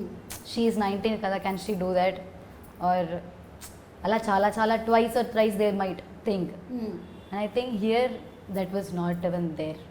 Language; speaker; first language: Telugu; non-native, learner; Malayalam